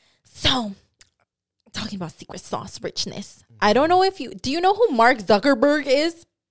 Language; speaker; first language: English; early bilingual, other home language; Spanish